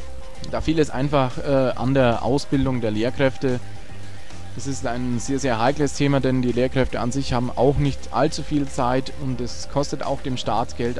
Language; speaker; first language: German; native; German